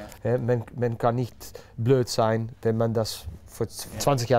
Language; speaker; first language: German; non-native, learner; Dutch